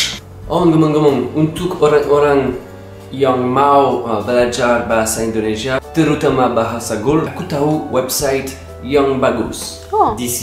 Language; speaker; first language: Indonesian; non-native, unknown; French